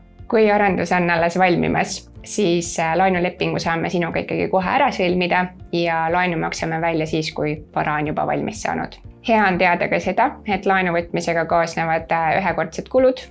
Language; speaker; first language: Estonian; native; Estonian